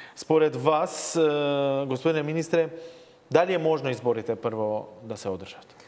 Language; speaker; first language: Macedonian; non-native, local second language; Albanian